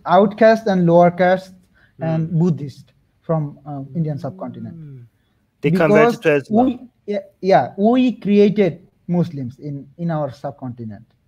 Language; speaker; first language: English; non-native, local second language; Bangla